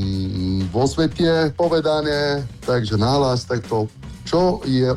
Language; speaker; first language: Slovak; non-native, fluent; Italian